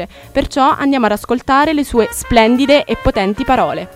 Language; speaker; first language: Italian; native; Italian